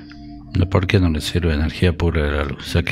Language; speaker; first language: Spanish; native; Spanish